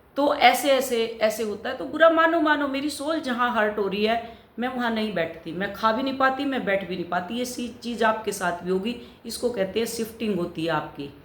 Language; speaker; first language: Hindi; native; Hindi